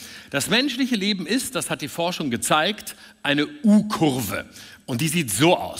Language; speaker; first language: German; native; German